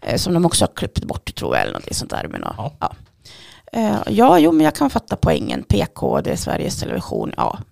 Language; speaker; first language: Swedish; native; Swedish